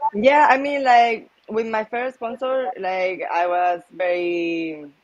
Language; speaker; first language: English; non-native, fluent; Spanish